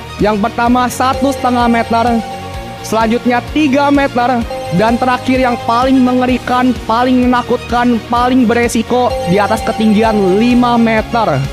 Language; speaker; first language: Indonesian; native; Indonesian